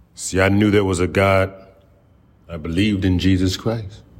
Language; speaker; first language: English; native; English